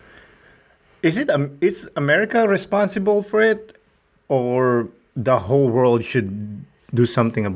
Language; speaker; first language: English; non-native, local second language; Filipino